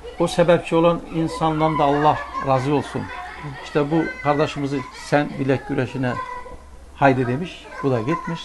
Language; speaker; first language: Turkish; early bilingual, heritage; Turkish